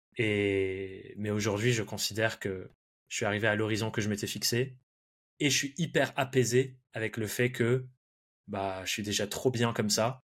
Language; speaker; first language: French; early bilingual, other home language; English